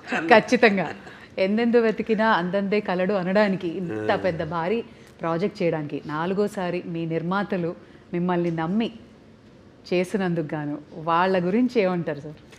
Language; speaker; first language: Telugu; native; Telugu